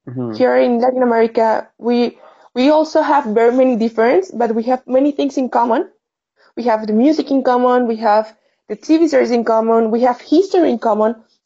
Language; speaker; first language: English; non-native, learner; Spanish